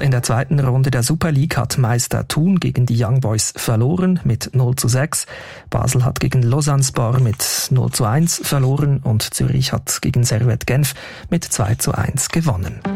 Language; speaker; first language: German; native; German